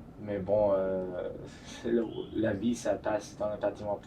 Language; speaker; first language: French; non-native, fluent; English